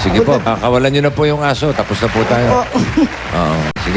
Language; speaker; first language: Filipino; native; Filipino